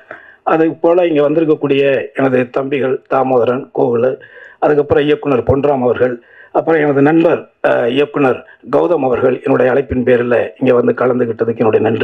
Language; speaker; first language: Tamil; native; Tamil